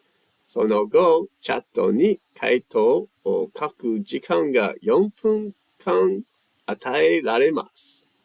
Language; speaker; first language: Japanese; non-native, learner; English